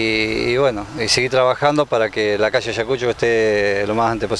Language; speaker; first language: Spanish; native; Spanish